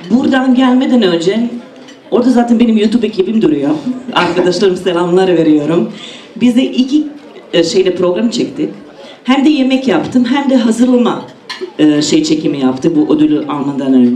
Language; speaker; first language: Turkish; non-native, fluent; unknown